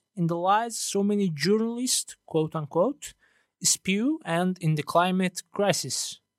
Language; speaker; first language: English; non-native, fluent; Persian